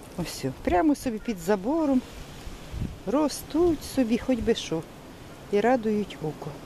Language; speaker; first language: Ukrainian; native; Ukrainian